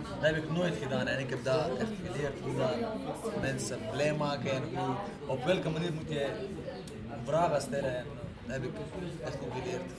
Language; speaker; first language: Dutch; non-native, learner; Pashto